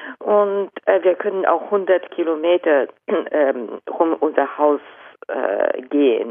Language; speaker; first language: German; non-native, fluent; Japanese